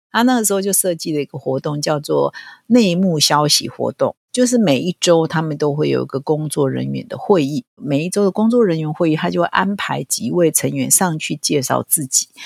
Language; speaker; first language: Chinese; native; Chinese